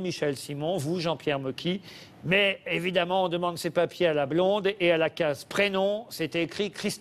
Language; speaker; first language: French; native; French